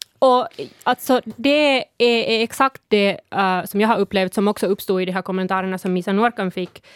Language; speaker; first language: Swedish; non-native, local second language; Northern Sami